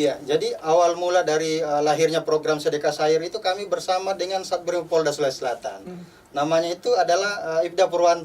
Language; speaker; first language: Indonesian; native; Indonesian